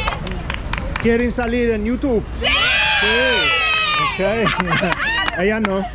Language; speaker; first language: Spanish; non-native, learner; English